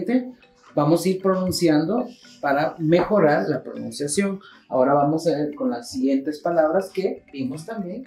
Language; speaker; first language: Spanish; non-native, local second language; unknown